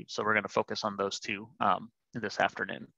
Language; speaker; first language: English; native; English